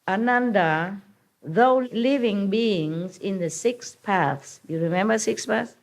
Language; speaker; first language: English; non-native, fluent; Vietnamese